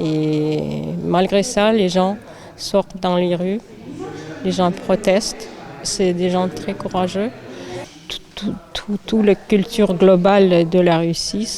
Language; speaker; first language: French; non-native, fluent; Russian